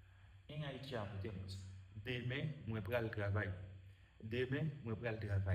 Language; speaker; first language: Portuguese; non-native, fluent; Haitian Creole